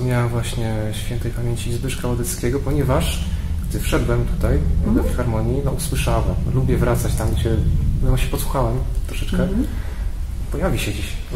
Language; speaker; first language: Polish; native; Polish